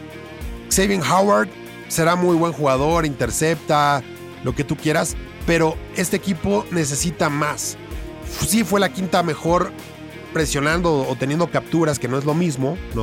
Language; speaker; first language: Spanish; native; Spanish